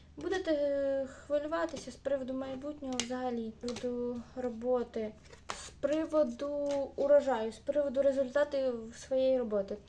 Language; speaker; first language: Ukrainian; native; Ukrainian